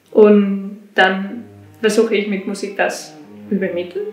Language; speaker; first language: German; non-native, learner; Spanish